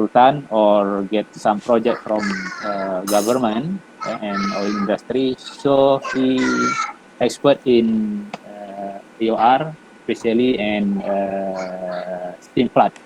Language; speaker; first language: English; non-native, learner; Indonesian